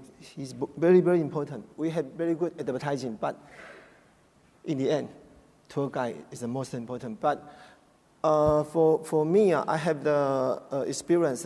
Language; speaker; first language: English; non-native, learner; Chinese